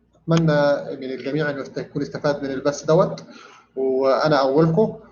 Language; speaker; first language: Arabic; native; Arabic